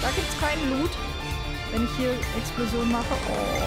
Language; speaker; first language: German; native; German